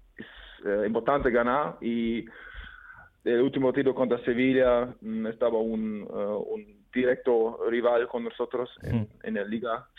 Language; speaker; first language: Spanish; non-native, learner; German